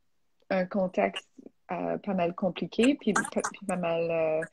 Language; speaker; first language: French; non-native, fluent; English